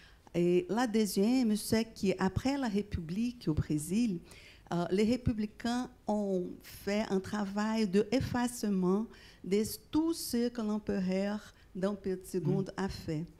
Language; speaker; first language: French; non-native, fluent; Portuguese